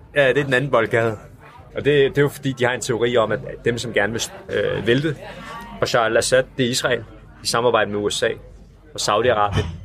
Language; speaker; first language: Danish; early bilingual, other home language; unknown